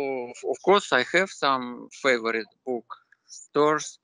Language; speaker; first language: English; non-native, learner; Russian